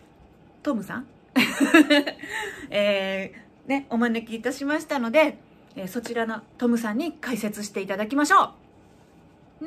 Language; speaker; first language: Japanese; native; Japanese